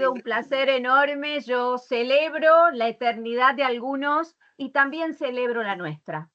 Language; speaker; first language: Spanish; native; Spanish